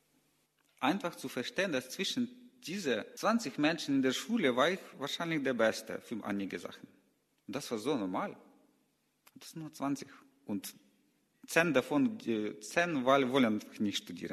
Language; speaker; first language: German; non-native, learner; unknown